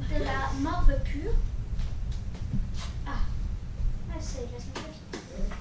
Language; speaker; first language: French; native; French